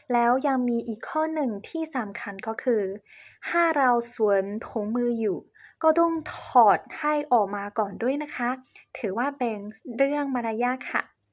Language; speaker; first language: Thai; non-native, fluent; Chinese